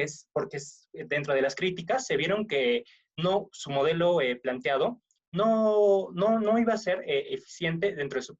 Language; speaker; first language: Spanish; native; Spanish